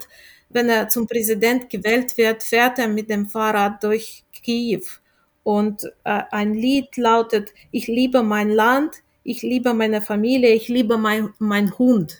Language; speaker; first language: German; non-native, fluent; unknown